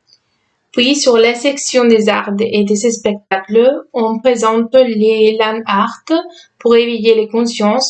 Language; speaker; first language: French; non-native, fluent; Spanish